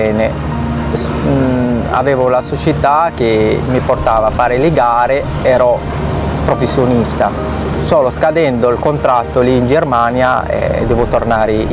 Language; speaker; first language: Italian; non-native, fluent; Arabic